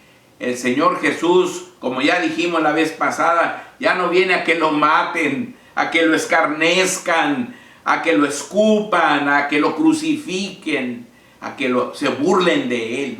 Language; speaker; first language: Spanish; native; Spanish